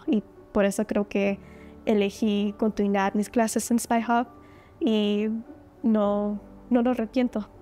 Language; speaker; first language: Spanish; early bilingual, heritage; Spanish